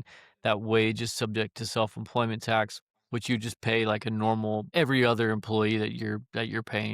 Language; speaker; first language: English; native; English